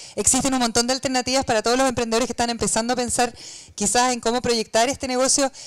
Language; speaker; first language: Spanish; native; Spanish